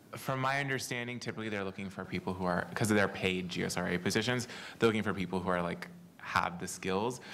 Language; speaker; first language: English; native; English